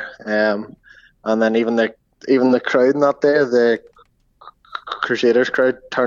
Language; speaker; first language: English; native; English